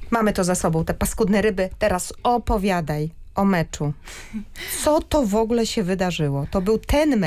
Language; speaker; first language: Polish; native; Polish